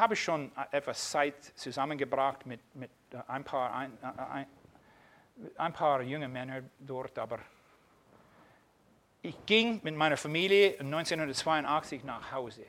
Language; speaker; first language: German; non-native, fluent; English